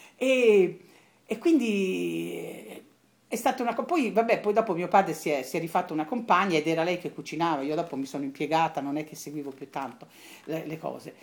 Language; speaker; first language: Italian; native; Italian